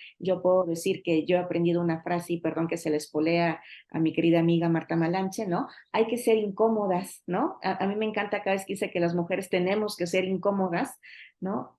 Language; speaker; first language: Spanish; native; Spanish